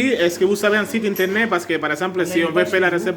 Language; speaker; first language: French; non-native, fluent; Spanish